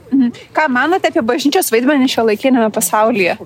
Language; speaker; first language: Lithuanian; native; Lithuanian